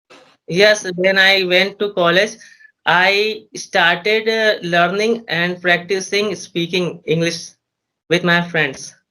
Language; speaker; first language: English; non-native, learner; Hindi